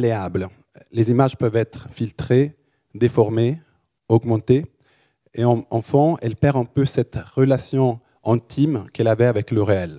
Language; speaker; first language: French; native; French